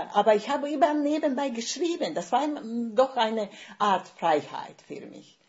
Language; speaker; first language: German; non-native, fluent; Bosnian